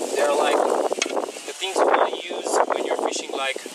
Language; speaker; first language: English; non-native, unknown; Romanian